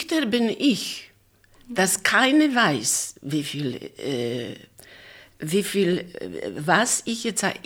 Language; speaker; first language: German; non-native, fluent; Polish